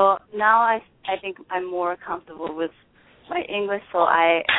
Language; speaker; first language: English; non-native, fluent; Japanese